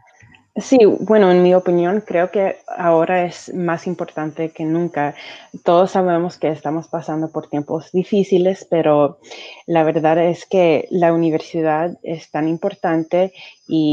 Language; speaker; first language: Spanish; early bilingual, heritage; Spanish